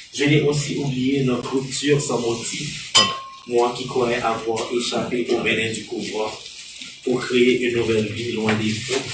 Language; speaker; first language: French; non-native, local second language; Haitian Creole